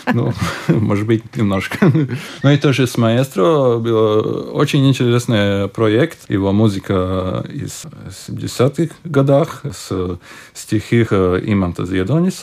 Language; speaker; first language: Russian; non-native, local second language; Latvian